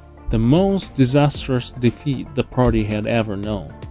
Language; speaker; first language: English; non-native, fluent; Japanese